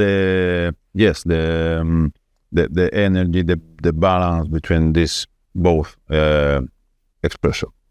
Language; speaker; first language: English; non-native, fluent; Spanish